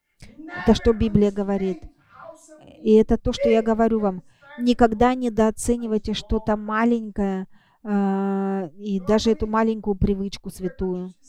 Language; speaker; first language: Russian; non-native, fluent; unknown